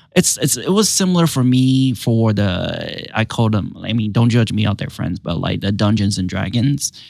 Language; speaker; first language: English; non-native, fluent; Chinese